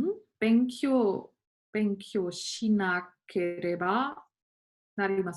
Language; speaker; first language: Japanese; non-native, learner; English